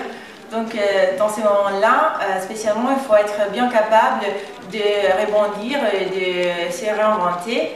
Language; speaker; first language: French; non-native, fluent; Italian